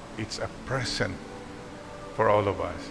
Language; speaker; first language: English; non-native, local second language; Filipino